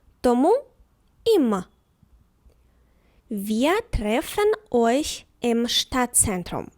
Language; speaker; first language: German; non-native, fluent; Ukrainian